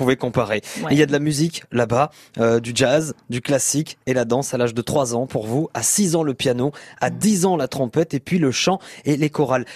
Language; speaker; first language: French; native; French